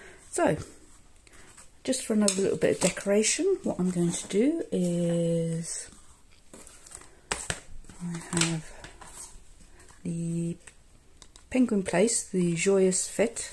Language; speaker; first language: English; native; English